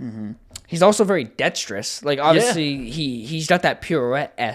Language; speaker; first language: English; native; English